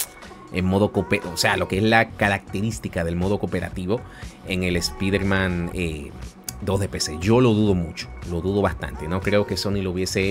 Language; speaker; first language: Spanish; native; Spanish